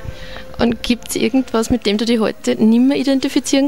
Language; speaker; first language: German; native; German